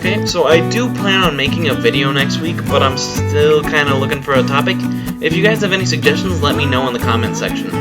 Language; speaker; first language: English; native; English